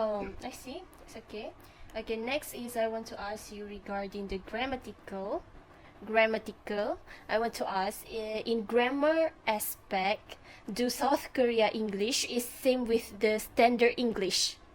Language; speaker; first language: English; non-native, fluent; Malay